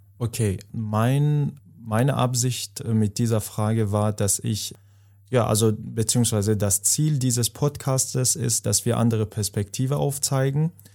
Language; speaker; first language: German; non-native, fluent; Persian